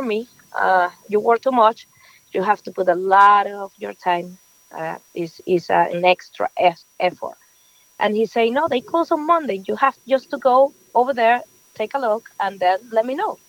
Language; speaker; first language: English; non-native, learner; Spanish